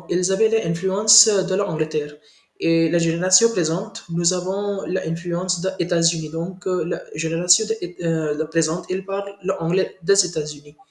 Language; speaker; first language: French; non-native, learner; Hindi